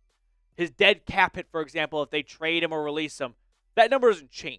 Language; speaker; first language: English; native; English